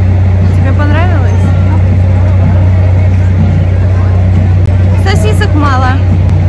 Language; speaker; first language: Chinese; non-native, fluent; Russian